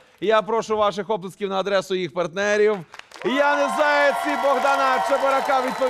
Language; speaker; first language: Ukrainian; native; Ukrainian